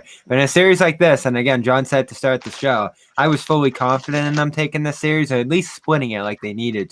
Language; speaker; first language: English; native; English